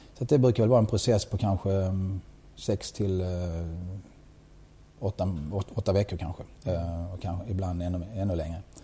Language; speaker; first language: Swedish; native; Swedish